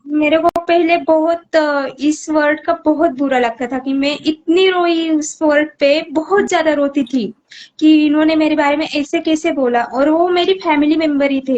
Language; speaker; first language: Hindi; native; Hindi